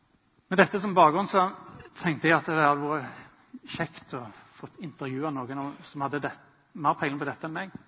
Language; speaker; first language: Norwegian; native; Norwegian